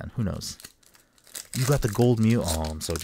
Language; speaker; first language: English; native; English